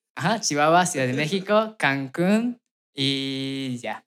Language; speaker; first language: Spanish; non-native, fluent; Japanese